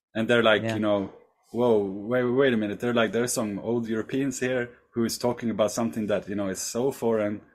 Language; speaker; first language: English; non-native, fluent; Swedish